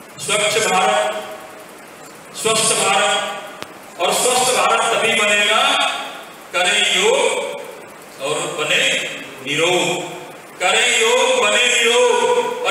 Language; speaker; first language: Hindi; native; Hindi